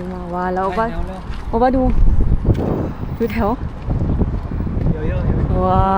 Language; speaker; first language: Thai; native; Thai